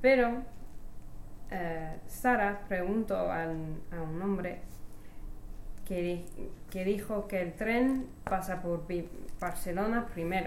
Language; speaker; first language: Spanish; non-native, learner; English